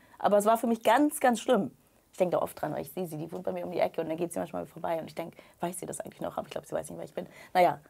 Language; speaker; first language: German; native; German